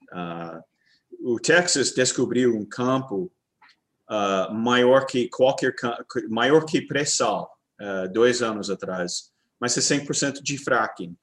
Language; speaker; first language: Portuguese; non-native, fluent; English